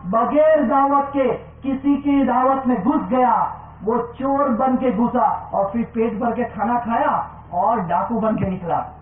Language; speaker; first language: Urdu; non-native, local second language; Gujarati